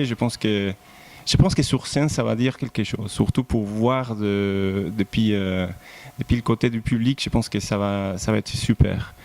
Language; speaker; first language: French; non-native, fluent; Spanish